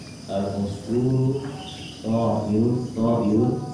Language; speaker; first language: Arabic; non-native, learner; Indonesian